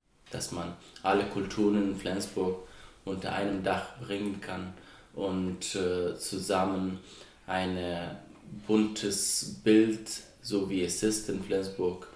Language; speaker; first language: German; non-native, fluent; Persian